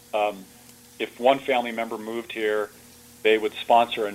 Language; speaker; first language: English; early bilingual, other home language; Italian